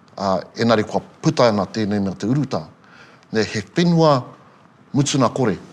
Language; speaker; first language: Māori; native; Māori